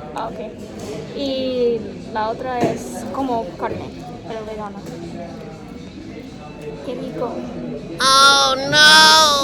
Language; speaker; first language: Spanish; non-native, learner; English